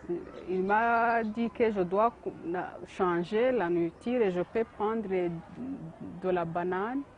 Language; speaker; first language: French; non-native, learner; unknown